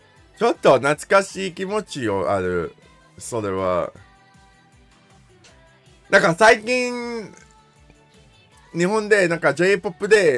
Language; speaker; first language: Japanese; non-native, learner; English